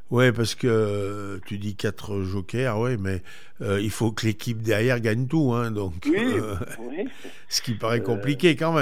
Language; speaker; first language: French; native; French